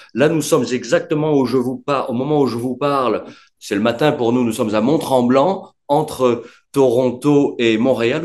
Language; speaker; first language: French; native; French